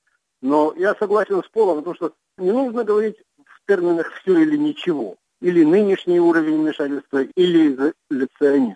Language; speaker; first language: Russian; native; Russian